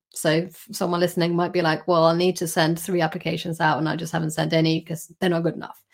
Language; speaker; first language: English; non-native, fluent; Swedish